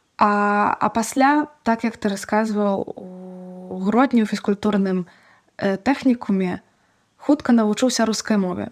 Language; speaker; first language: Belarusian; native; Belarusian